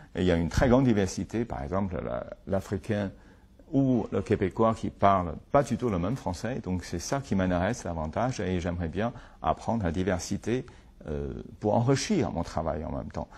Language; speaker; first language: French; non-native, fluent; Chinese